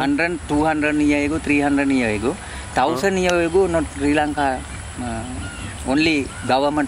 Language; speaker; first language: English; non-native, learner; Sinhala